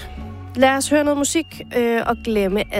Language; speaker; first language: Danish; native; Danish